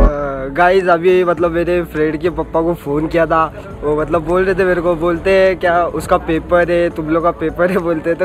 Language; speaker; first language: Hindi; non-native, local second language; Marathi